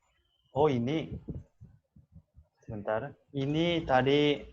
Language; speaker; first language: Indonesian; non-native, learner; Korean